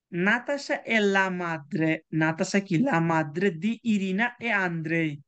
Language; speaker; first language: Italian; non-native, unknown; Bangla